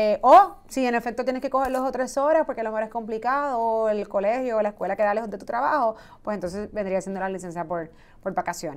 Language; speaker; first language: Spanish; native; Spanish